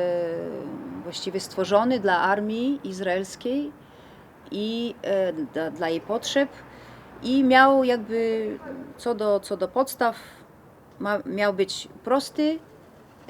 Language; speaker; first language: Polish; non-native, fluent; Bulgarian